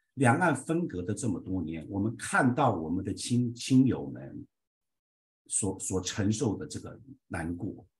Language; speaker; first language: Chinese; early bilingual, heritage; Chinese